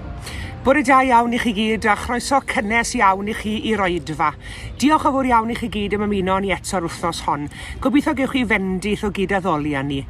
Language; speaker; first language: Welsh; native; Welsh